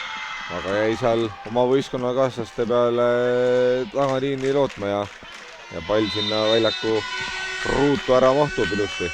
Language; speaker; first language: Estonian; native; Estonian